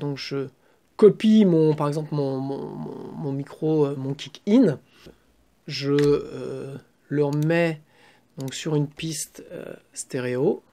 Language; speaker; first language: French; native; French